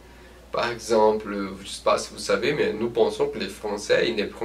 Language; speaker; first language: French; non-native, fluent; Portuguese